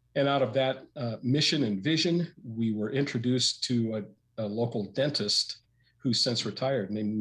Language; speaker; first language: English; native; English